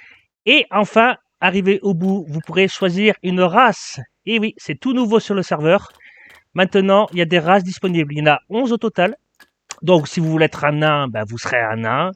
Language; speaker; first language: French; native; French